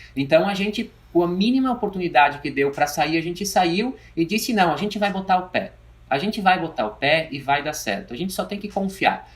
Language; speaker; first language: Portuguese; native; Portuguese